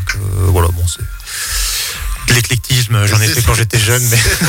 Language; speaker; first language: French; native; French